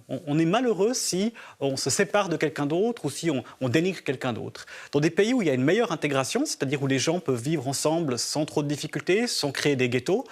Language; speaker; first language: French; native; French